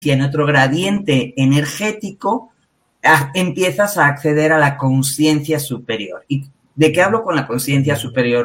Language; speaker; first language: Spanish; native; Spanish